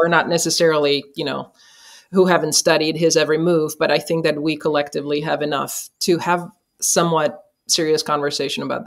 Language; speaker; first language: English; non-native, fluent; Czech